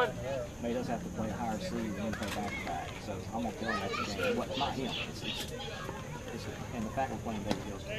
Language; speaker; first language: English; native; English